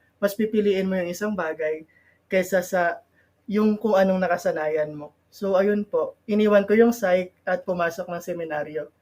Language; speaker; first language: Filipino; non-native, local second language; Hiligaynon